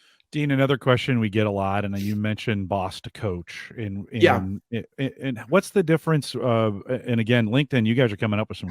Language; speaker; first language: English; native; English